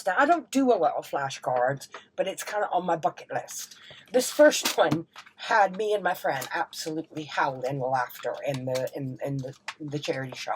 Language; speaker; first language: English; native; English